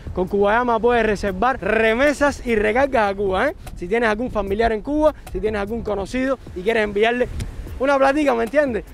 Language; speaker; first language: Spanish; native; Spanish